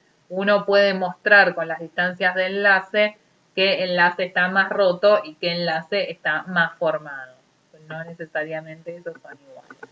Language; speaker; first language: Spanish; native; Spanish